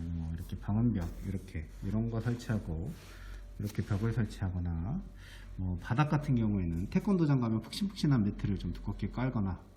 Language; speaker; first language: Korean; native; Korean